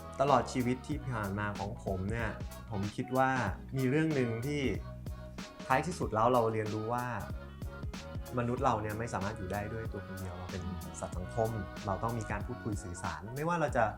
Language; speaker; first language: Thai; native; Thai